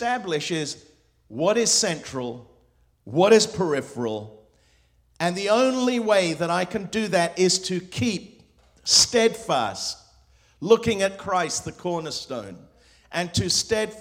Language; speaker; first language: English; non-native, local second language; Spanish